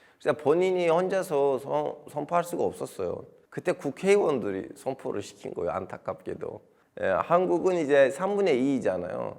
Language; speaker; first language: Korean; non-native, fluent; Turkish